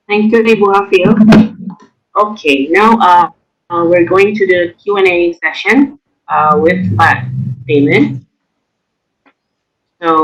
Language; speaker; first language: English; non-native, fluent; Indonesian